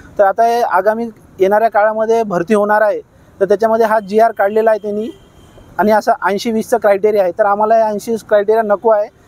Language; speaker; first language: Marathi; native; Marathi